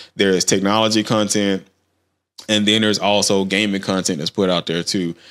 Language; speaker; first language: English; native; English